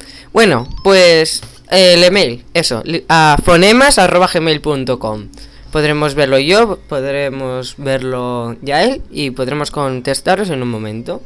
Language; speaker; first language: Spanish; native; Spanish